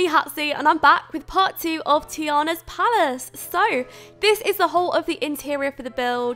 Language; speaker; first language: English; native; English